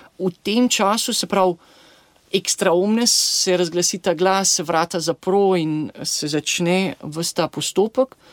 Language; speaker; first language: Slovenian; native; Slovenian